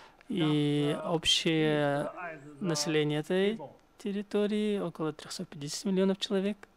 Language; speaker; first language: Russian; non-native, fluent; Chinese